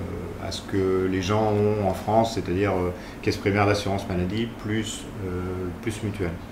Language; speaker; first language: French; native; French